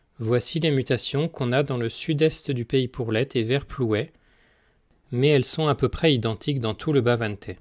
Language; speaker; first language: French; native; French